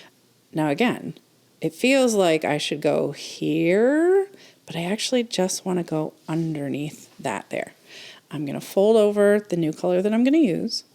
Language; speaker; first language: English; native; English